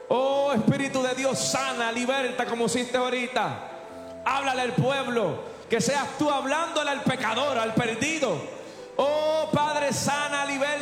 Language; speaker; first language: Spanish; native; Spanish